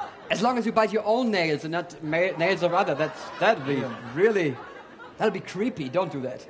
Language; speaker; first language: English; non-native, fluent; German